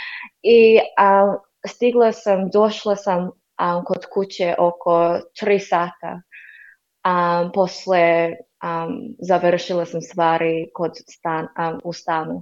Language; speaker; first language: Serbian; non-native, learner; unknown